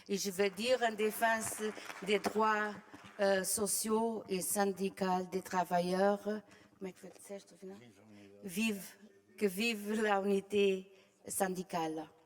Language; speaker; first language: French; non-native, fluent; Portuguese